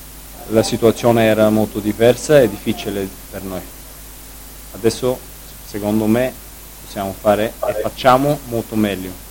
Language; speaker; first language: Italian; non-native, fluent; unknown